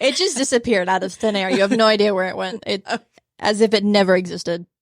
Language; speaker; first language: English; native; English